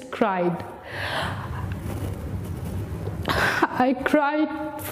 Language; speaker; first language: English; non-native, local second language; Hindi